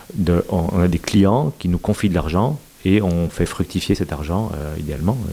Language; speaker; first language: French; native; French